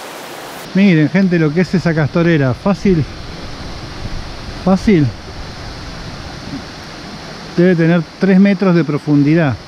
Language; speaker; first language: Spanish; native; Spanish